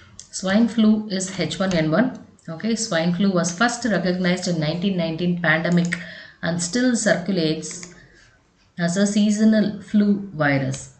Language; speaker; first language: English; non-native, local second language; Tamil